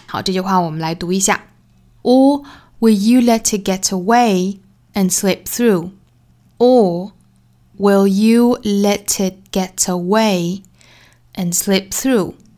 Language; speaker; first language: English; non-native, fluent; Chinese